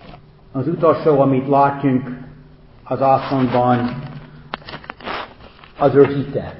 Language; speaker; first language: Hungarian; non-native, fluent; English